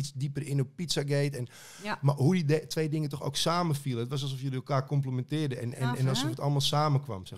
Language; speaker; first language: Dutch; native; Dutch